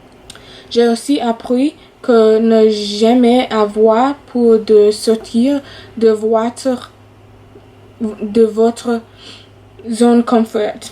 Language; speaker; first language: French; non-native, fluent; English